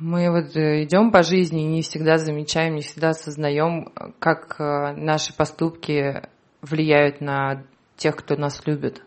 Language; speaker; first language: Russian; native; Russian